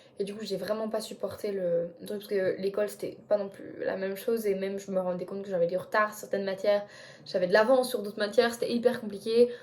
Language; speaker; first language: French; native; French